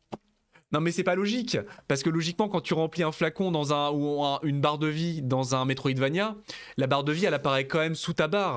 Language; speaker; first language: French; native; French